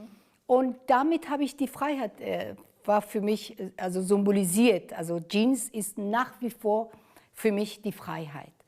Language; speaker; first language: German; non-native, fluent; Persian